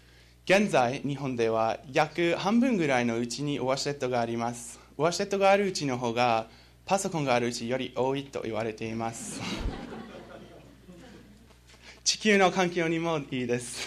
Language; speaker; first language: Japanese; non-native, learner; English